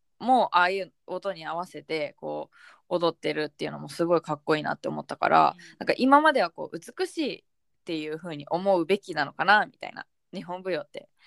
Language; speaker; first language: Japanese; early bilingual, heritage; Japanese